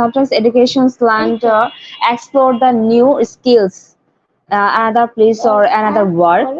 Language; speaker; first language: English; non-native, learner; Bangla